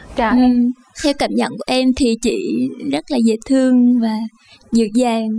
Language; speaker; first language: Vietnamese; native; Vietnamese